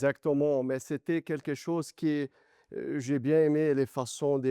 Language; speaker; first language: French; non-native, learner; Portuguese